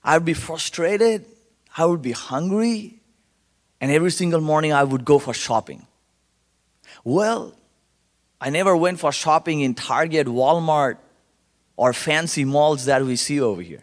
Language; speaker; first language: English; non-native, local second language; Bangla